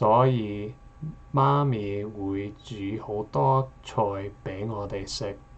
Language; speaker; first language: Cantonese; non-native, learner; English